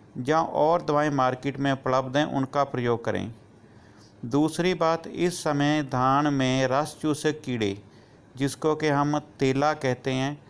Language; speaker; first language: Hindi; non-native, local second language; Punjabi